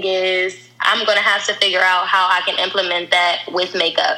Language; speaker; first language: English; native; English